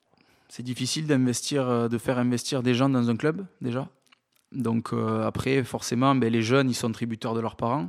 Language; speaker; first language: French; native; French